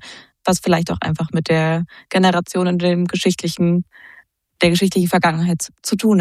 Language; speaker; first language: German; native; German